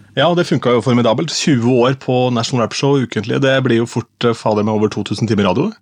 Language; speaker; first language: Norwegian; native; Norwegian